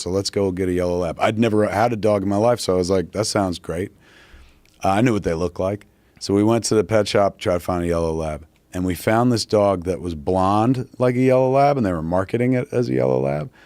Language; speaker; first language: English; native; English